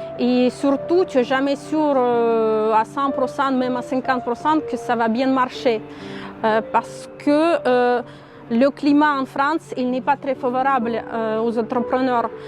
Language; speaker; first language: French; non-native, fluent; Russian